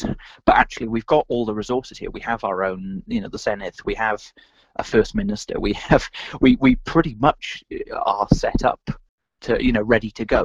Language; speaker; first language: English; native; English